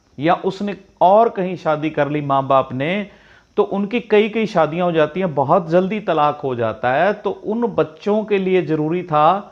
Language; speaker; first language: Hindi; non-native, local second language; Punjabi